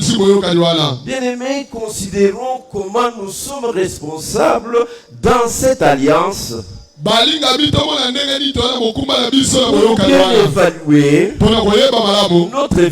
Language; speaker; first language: French; non-native, local second language; Luba-Lulua